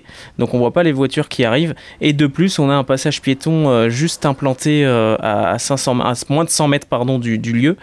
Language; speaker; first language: French; native; French